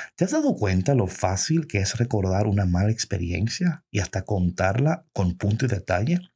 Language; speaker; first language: Spanish; early bilingual, heritage; Spanish